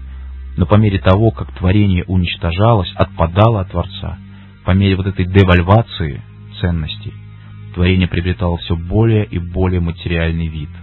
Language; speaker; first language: Russian; native; Russian